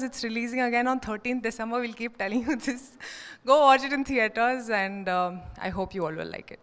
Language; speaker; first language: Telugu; non-native, learner; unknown